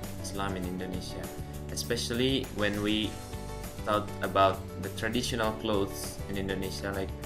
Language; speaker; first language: English; non-native, local second language; Indonesian